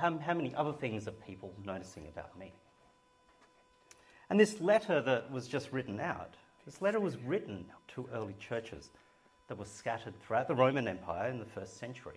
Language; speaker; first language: English; native; English